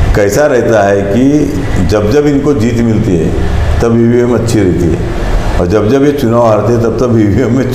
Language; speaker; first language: Hindi; non-native, local second language; Marathi